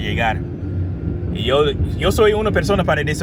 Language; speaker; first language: Spanish; non-native, learner; English